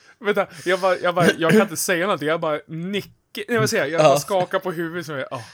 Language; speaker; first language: Swedish; native; Swedish